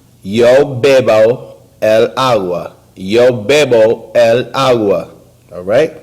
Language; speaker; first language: Spanish; non-native, learner; English